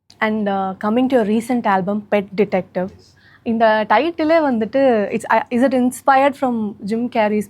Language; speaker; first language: Tamil; native; Tamil